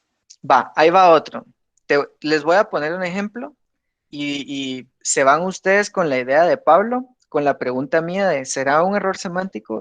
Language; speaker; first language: Spanish; native; Spanish